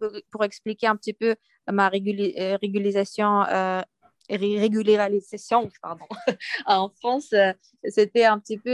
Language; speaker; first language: French; non-native, fluent; Uyghur